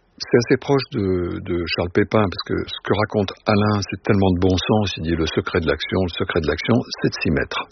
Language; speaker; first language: French; native; French